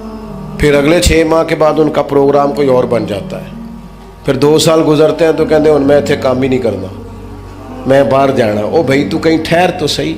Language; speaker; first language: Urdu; non-native, local second language; Punjabi